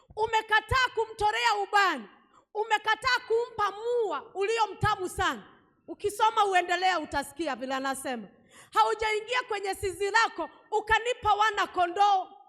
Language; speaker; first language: Swahili; non-native, local second language; Kikuyu